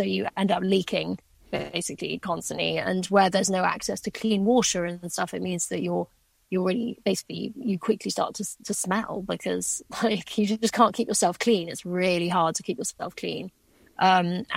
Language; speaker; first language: English; native; English